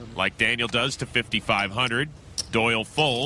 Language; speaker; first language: English; native; English